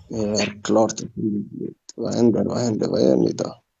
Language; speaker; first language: Swedish; early bilingual, other home language; Somali